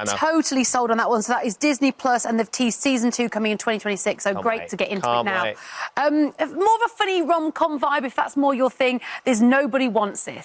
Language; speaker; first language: English; native; English